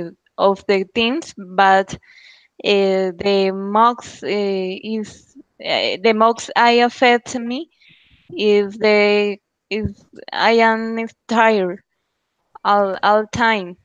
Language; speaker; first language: English; non-native, learner; Spanish